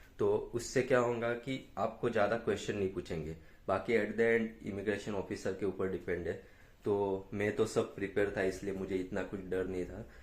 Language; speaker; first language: Hindi; non-native, local second language; Gujarati